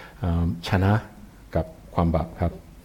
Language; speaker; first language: Thai; non-native, fluent; English